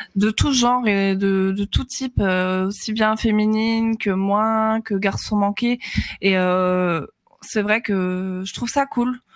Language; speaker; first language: French; native; French